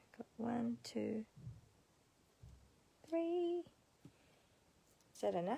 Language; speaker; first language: English; native; English